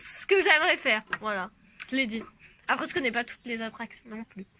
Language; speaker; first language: French; native; French